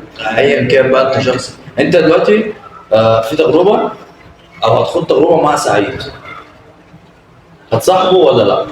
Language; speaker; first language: Arabic; native; Arabic